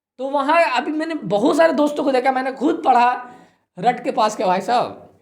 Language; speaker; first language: Hindi; native; Hindi